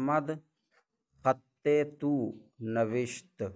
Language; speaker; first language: Persian; non-native, fluent; Urdu